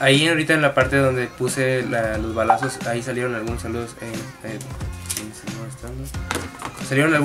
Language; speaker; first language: Spanish; native; Spanish